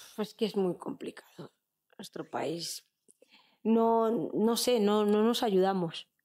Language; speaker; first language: Spanish; native; Spanish